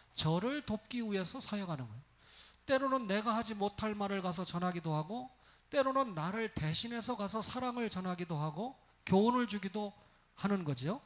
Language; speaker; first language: Korean; native; Korean